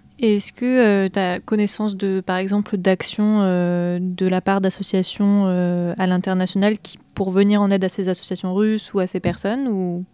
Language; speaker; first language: French; native; French